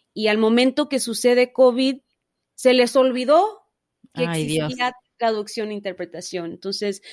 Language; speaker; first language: Spanish; early bilingual, heritage; Spanish